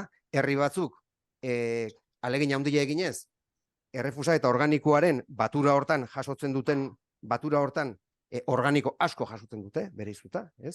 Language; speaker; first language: Basque; native; Basque